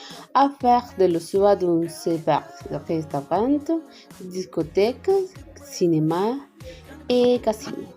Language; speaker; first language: French; non-native, learner; Spanish